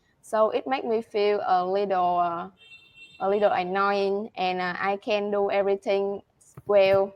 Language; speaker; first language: English; non-native, learner; Vietnamese